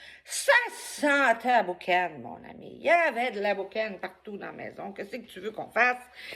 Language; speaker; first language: French; native; French